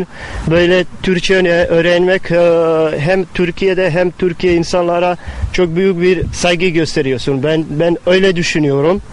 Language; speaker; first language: Turkish; non-native, fluent; Bosnian